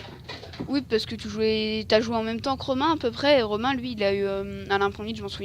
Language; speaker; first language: French; native; French